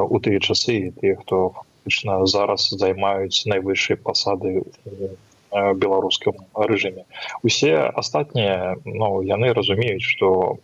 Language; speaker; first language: Belarusian; non-native, local second language; Russian